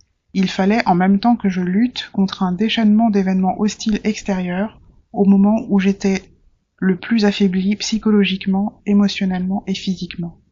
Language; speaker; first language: French; native; French